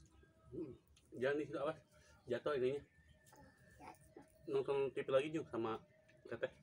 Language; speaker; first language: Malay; non-native, local second language; Sundanese